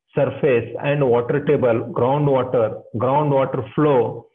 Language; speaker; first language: English; non-native, local second language; Marathi